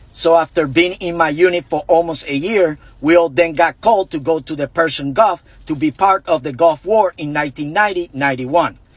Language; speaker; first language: English; non-native, fluent; Spanish